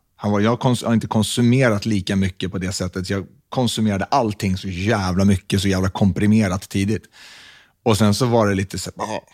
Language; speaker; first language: Swedish; native; Swedish